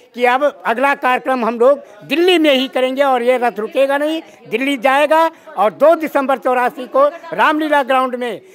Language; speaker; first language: Hindi; native; Hindi